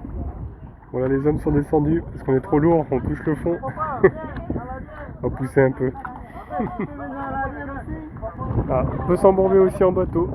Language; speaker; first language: French; native; French